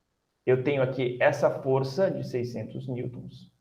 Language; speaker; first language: Portuguese; native; Portuguese